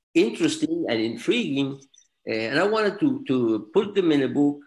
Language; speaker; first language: English; non-native, fluent; Spanish